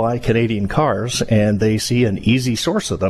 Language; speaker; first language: English; native; English